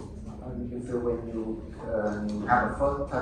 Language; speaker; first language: English; non-native, learner; Vietnamese